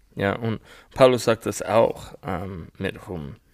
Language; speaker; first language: German; non-native, learner; English